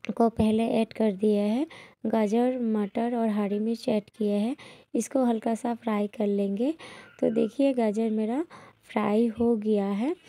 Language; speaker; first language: Hindi; non-native, local second language; Bangla